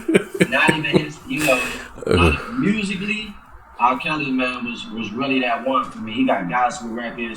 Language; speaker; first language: English; native; English